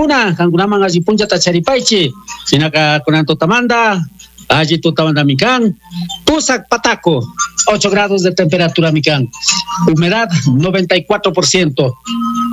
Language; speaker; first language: Spanish; non-native, local second language; Quechua